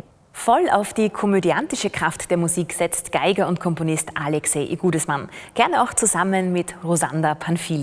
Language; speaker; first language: German; native; German